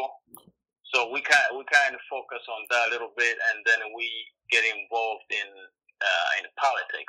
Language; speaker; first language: English; non-native, local second language; Swahili